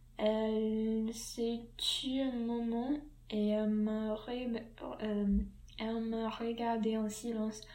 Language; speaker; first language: French; non-native, learner; English